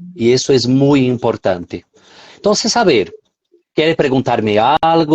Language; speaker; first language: Spanish; non-native, fluent; Portuguese